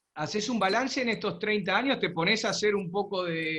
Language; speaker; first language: Spanish; native; Spanish